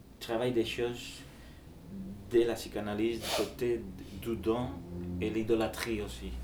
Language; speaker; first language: French; non-native, fluent; Spanish